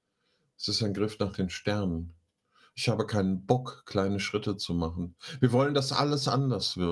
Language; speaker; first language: German; native; German